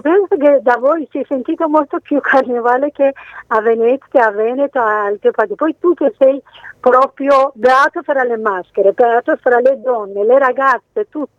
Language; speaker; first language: Italian; non-native, fluent; Persian